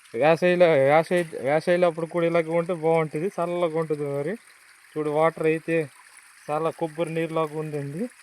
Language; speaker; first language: Telugu; non-native, local second language; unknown